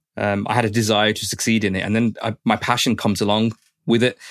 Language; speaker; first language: English; native; English